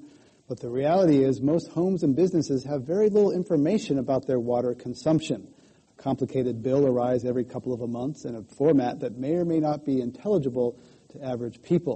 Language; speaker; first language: English; native; English